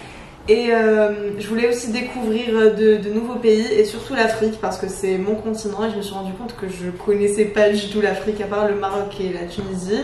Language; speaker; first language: French; non-native, local second language; Arabic